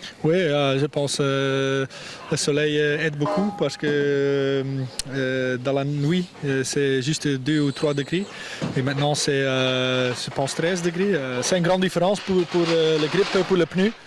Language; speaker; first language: French; non-native, local second language; Dutch